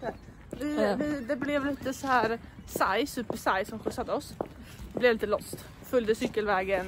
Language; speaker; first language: Swedish; native; Swedish